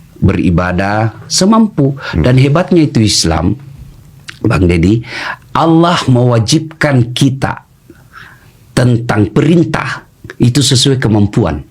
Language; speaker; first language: Indonesian; non-native, local second language; Buginese